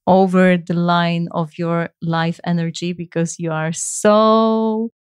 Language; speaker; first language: English; non-native, fluent; Polish